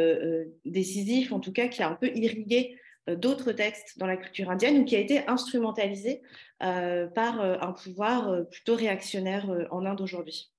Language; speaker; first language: French; native; French